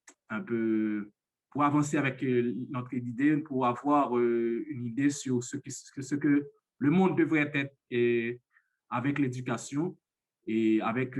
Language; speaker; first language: French; non-native, local second language; Haitian Creole